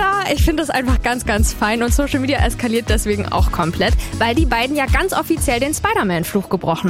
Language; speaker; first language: German; native; German